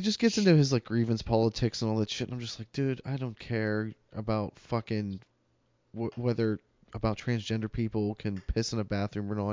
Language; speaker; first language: English; native; English